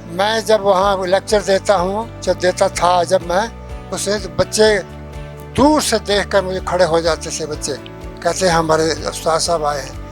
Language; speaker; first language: Urdu; non-native, local second language; Punjabi